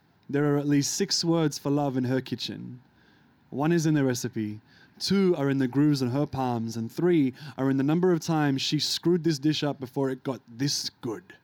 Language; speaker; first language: English; early bilingual, other home language; Arabic